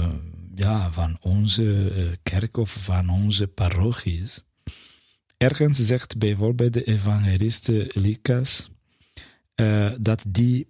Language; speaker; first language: Dutch; non-native, fluent; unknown